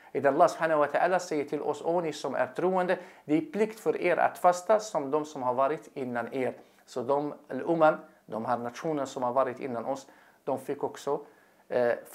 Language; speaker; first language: Swedish; non-native, fluent; Arabic